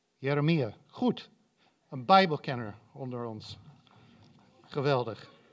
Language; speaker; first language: Dutch; non-native, fluent; English